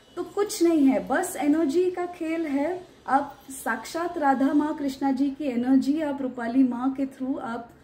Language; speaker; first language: Hindi; non-native, local second language; Marathi